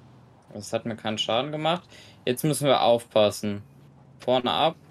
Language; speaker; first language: German; native; German